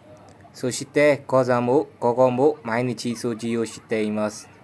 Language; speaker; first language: Japanese; non-native, learner; Burmese